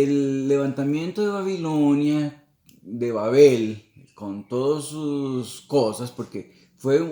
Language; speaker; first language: Spanish; native; Spanish